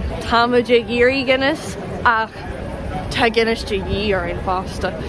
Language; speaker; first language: Irish; non-native, local second language; English